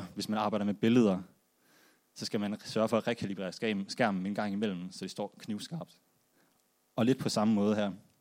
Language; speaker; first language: Danish; native; Danish